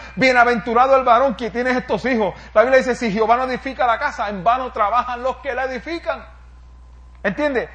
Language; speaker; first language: Spanish; native; Spanish